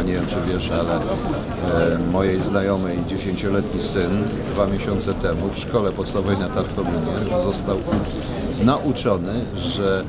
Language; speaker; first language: Polish; native; Polish